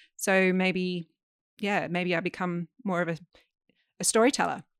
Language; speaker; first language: English; native; English